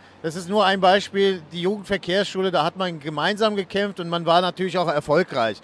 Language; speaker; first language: German; early bilingual, other home language; Turkish